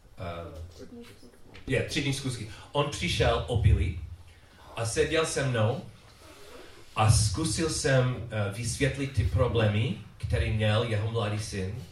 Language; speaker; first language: Czech; non-native, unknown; English